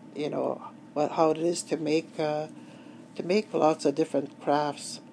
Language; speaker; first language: English; native; English